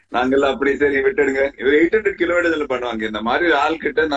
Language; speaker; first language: Tamil; non-native, fluent; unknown